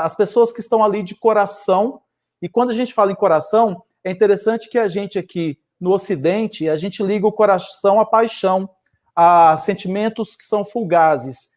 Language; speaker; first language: Portuguese; native; Portuguese